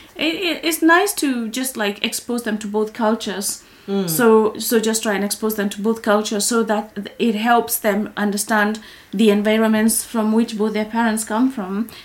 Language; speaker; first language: English; non-native, local second language; Kikuyu